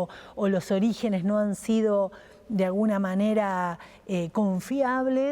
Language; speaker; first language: Spanish; native; Spanish